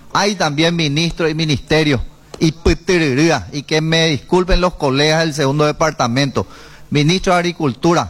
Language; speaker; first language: Spanish; native; Spanish